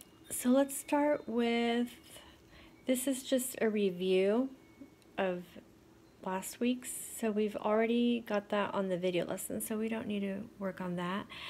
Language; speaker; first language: English; native; English